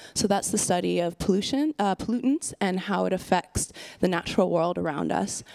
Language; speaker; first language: English; native; English